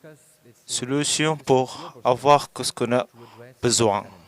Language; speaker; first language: French; non-native, learner; Arabic